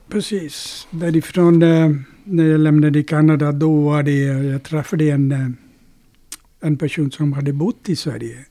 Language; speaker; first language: Swedish; non-native, fluent; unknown